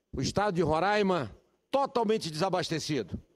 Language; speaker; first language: Portuguese; native; Portuguese